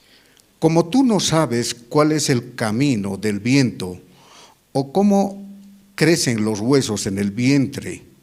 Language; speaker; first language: Spanish; native; Spanish